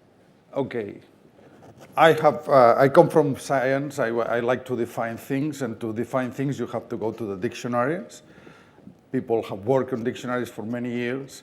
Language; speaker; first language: English; non-native, fluent; Catalan